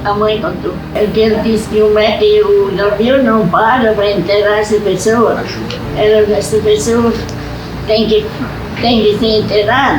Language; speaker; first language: Portuguese; non-native, local second language; German